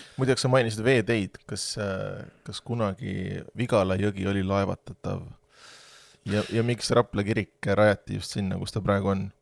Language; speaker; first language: Estonian; native; Estonian